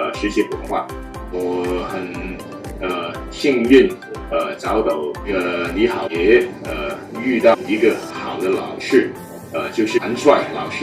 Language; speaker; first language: Chinese; non-native, learner; Cantonese